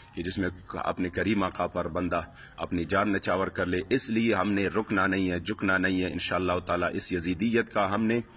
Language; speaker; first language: Urdu; non-native, local second language; Punjabi